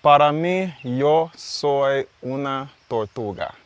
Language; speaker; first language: Spanish; non-native, learner; English